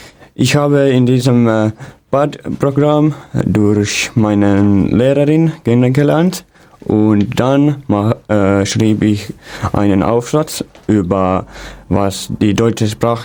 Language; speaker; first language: German; non-native, learner; Finnish